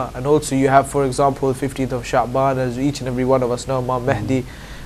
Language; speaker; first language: English; native; English